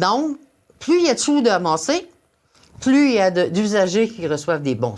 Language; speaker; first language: French; native; French